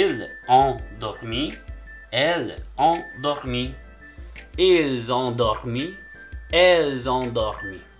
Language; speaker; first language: French; non-native, fluent; Spanish